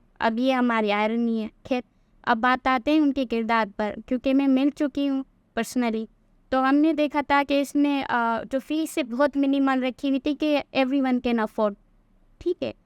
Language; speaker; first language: Urdu; non-native, local second language; Sindhi